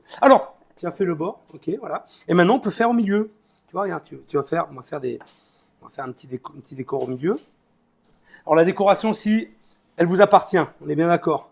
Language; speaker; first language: French; native; French